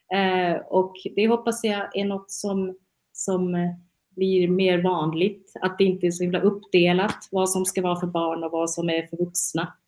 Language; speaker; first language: Swedish; native; Swedish